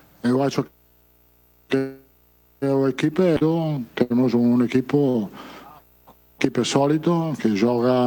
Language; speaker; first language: Portuguese; non-native, fluent; Italian